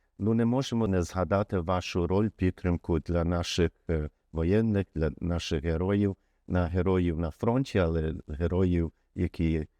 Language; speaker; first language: Ukrainian; early bilingual, heritage; Ukrainian